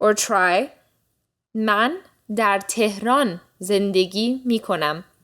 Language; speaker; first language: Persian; early bilingual, heritage; Persian